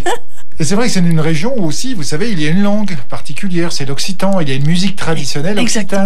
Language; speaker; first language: French; native; French